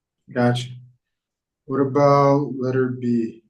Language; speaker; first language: English; non-native, fluent; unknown